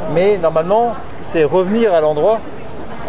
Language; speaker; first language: French; native; French